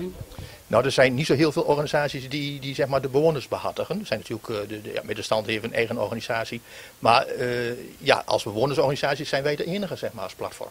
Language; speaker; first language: Dutch; native; Dutch